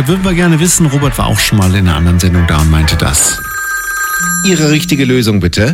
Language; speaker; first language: German; native; German